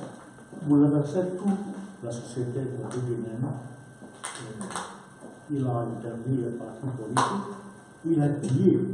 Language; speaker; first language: French; non-native, learner; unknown